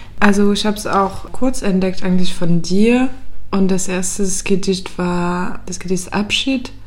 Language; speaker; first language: German; non-native, fluent; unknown